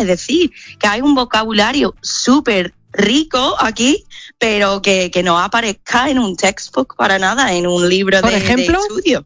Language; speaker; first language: Spanish; non-native, fluent; English